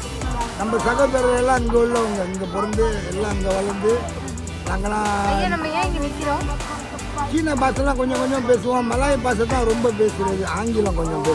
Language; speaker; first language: Tamil; native; Tamil